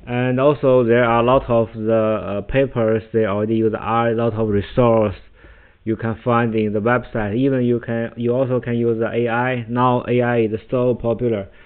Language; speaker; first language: English; non-native, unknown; Chinese